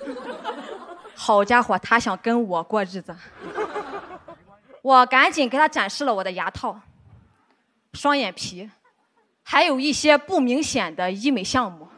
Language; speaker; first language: Chinese; native; Chinese